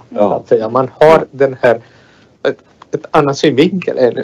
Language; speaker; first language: Swedish; non-native, fluent; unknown